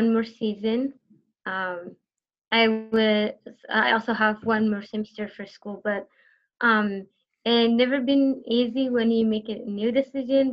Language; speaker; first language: English; non-native, fluent; Tigrinya